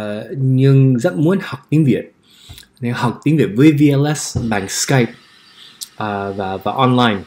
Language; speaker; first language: Vietnamese; non-native, learner; English